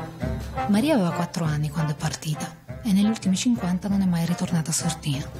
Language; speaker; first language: Italian; native; Italian